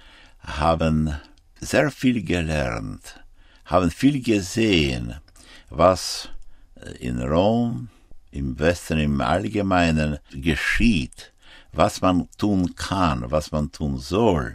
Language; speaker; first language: German; non-native, fluent; Ukrainian